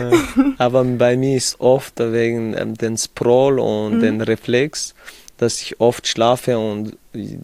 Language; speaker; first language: German; non-native, fluent; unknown